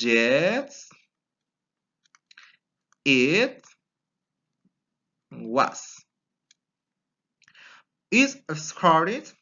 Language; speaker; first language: English; non-native, fluent; Spanish